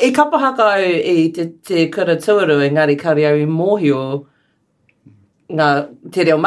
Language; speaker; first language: Māori; non-native, learner; English